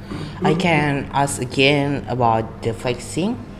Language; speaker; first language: English; non-native, learner; Indonesian